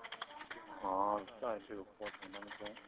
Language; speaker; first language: Chinese; non-native, fluent; Korean